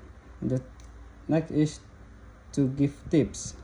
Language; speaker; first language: English; non-native, learner; Indonesian